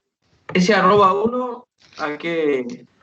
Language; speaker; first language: Spanish; native; Spanish